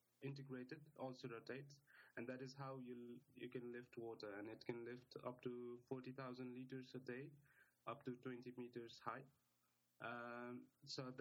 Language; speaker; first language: English; non-native, local second language; Nepali